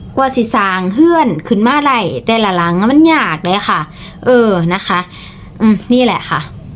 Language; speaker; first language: Thai; native; Thai